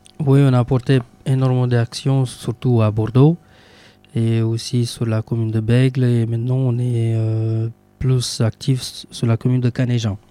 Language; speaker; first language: French; non-native, fluent; Romanian